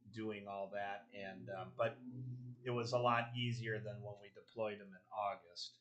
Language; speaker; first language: English; native; English